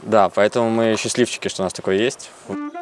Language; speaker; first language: Russian; native; Russian